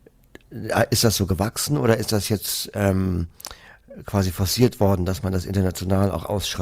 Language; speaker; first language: German; native; German